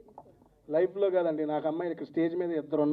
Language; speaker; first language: Telugu; native; Telugu